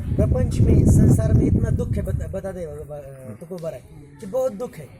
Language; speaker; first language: Hindi; non-native, local second language; Marathi